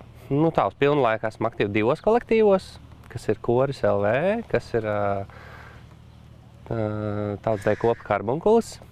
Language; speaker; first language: Latvian; native; Latvian